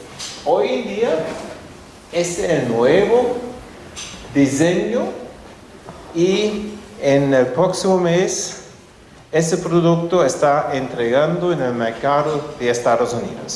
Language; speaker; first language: Spanish; non-native, fluent; German